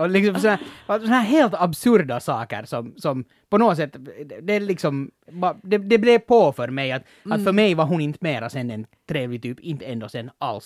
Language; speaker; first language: Swedish; native; Swedish